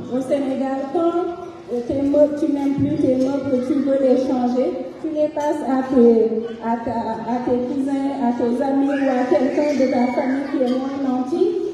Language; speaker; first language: French; non-native, local second language; Fula